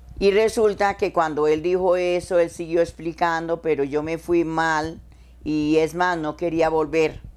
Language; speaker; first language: Spanish; native; Spanish